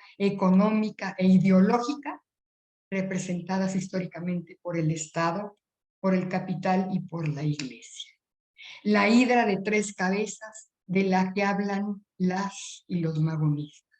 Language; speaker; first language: Spanish; native; Spanish